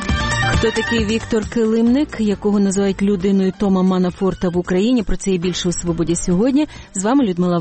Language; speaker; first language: Ukrainian; native; Ukrainian